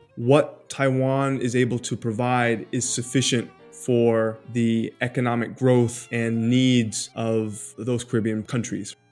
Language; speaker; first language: English; early bilingual, other home language; Spanish